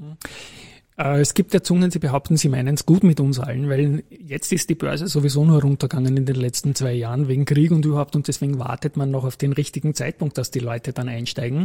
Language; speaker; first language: German; native; German